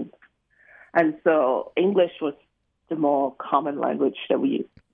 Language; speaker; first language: English; native; English